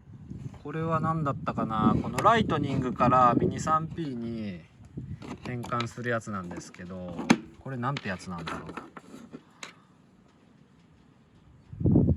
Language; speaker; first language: Japanese; native; Japanese